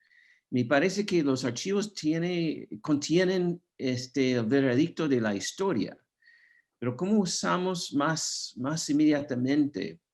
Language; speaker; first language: Spanish; non-native, fluent; English